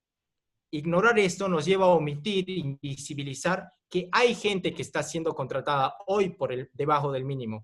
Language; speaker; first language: Spanish; native; Spanish